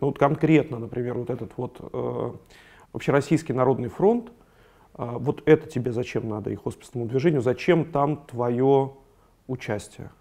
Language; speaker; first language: Russian; native; Russian